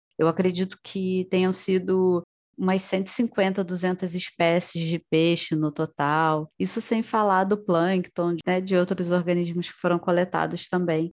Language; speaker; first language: Portuguese; native; Portuguese